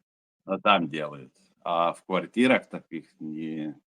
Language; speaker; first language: Russian; native; Russian